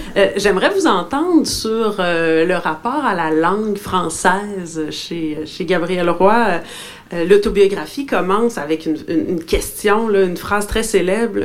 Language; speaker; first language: French; native; French